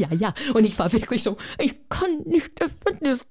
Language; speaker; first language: German; non-native, fluent; English